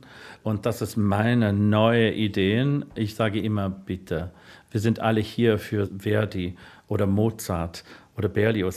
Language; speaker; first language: German; non-native, learner; English